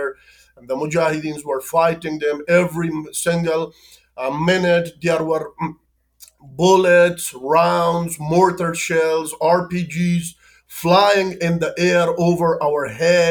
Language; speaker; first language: English; non-native, fluent; Persian